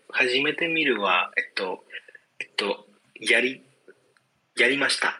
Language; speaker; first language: Japanese; non-native, learner; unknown